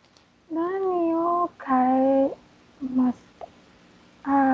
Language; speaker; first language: Japanese; non-native, learner; Chinese